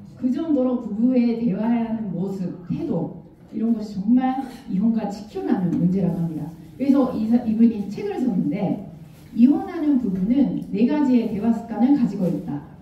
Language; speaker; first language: Korean; non-native, fluent; Japanese